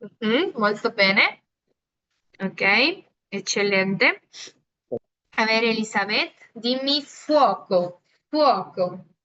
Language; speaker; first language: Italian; non-native, fluent; Spanish